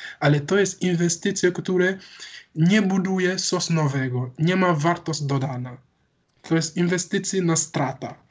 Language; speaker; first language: Polish; non-native, learner; Wolof